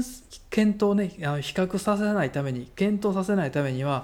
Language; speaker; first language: Japanese; native; Japanese